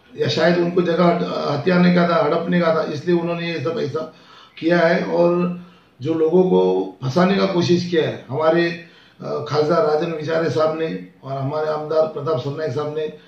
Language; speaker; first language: Hindi; non-native, local second language; Marathi